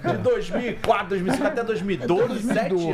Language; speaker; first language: Portuguese; native; Portuguese